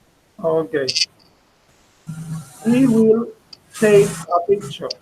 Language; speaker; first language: English; non-native, fluent; Spanish